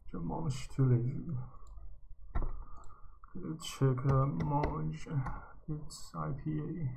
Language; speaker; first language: French; non-native, learner; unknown